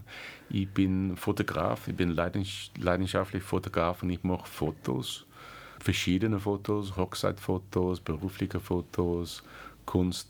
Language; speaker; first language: German; non-native, learner; English